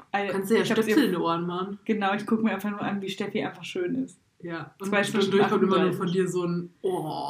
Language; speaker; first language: German; native; German